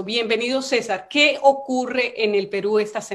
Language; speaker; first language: Spanish; native; Spanish